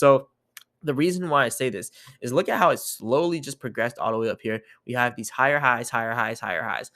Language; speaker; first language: English; native; English